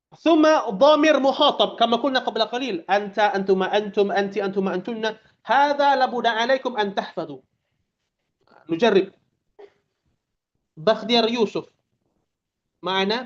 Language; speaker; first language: Arabic; non-native, fluent; Indonesian